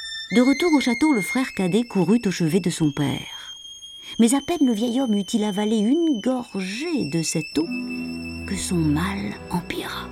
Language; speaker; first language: French; native; French